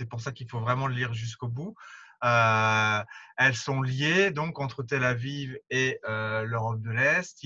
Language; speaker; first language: French; native; French